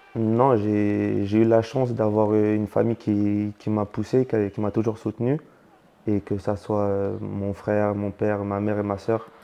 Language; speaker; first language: French; native; French